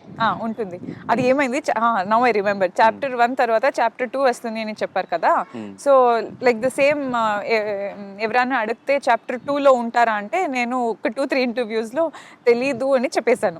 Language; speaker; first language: Telugu; non-native, learner; Kannada